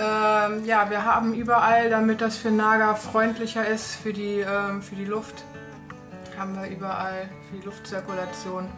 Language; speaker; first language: German; native; German